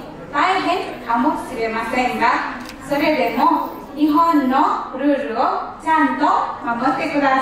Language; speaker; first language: Japanese; non-native, fluent; Nepali